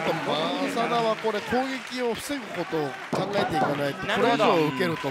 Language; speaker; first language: Japanese; native; Japanese